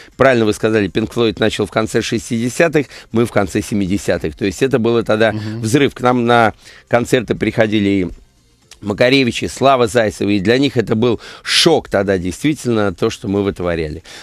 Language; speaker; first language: Russian; native; Russian